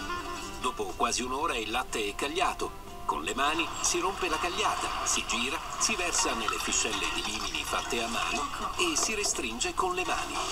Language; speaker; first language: Italian; native; Italian